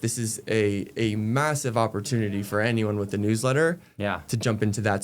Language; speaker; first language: English; native; English